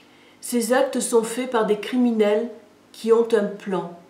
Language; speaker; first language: French; native; French